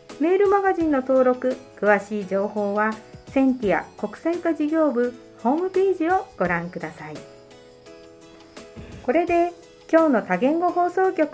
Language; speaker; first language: Japanese; native; Japanese